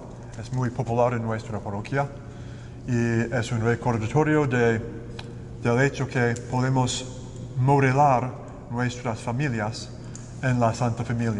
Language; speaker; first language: Spanish; non-native, learner; English